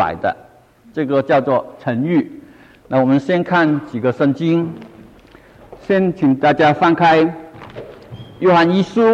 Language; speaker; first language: Chinese; non-native, local second language; Cantonese